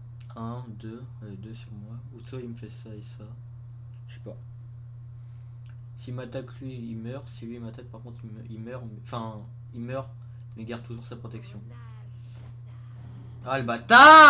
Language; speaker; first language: French; native; French